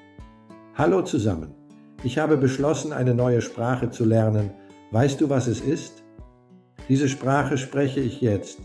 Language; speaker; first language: German; non-native, learner; English